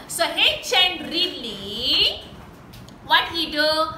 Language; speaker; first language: English; non-native, local second language; Tamil